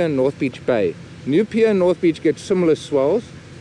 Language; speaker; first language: English; native; English